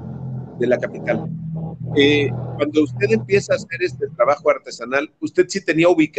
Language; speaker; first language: Spanish; native; Spanish